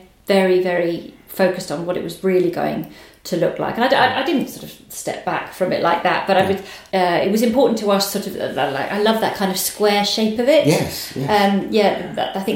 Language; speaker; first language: English; native; English